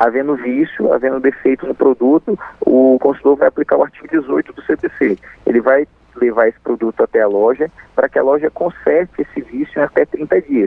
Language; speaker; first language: Portuguese; native; Portuguese